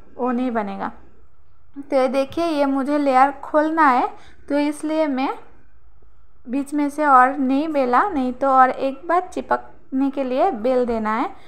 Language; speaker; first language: Hindi; non-native, local second language; Bangla